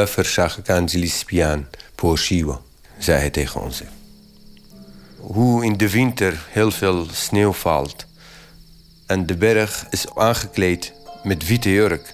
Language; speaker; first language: Dutch; non-native, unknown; Kurdish